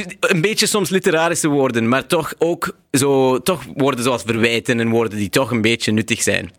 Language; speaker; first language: Dutch; non-native, fluent; English